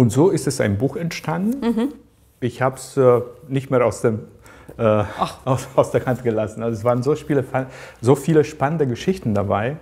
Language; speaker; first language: German; native; German